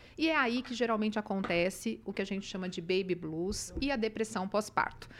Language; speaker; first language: Portuguese; native; Portuguese